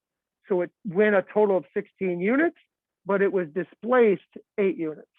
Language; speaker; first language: English; native; English